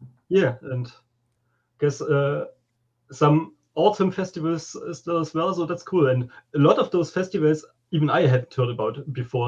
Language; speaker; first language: English; non-native, fluent; German